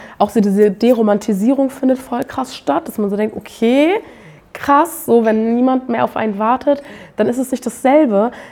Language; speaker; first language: German; native; German